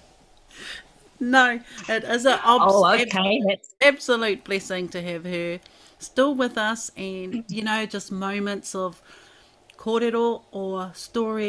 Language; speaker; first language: English; native; English